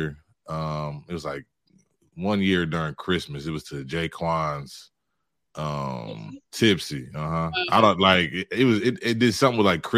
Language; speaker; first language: English; native; English